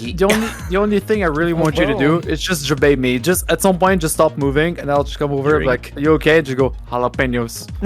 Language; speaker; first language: English; native; English